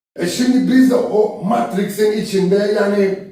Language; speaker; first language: Turkish; native; Turkish